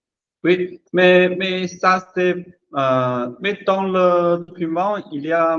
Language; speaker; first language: French; non-native, learner; Chinese